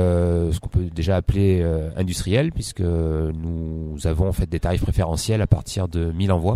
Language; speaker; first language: French; native; French